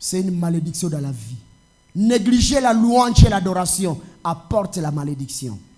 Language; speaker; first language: French; non-native, local second language; Swahili